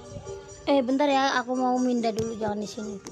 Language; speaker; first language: Indonesian; native; Indonesian